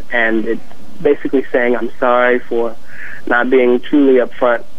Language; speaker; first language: English; native; English